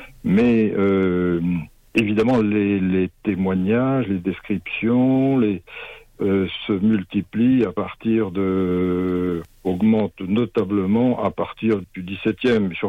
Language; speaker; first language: French; native; French